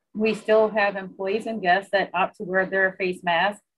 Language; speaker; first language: English; native; English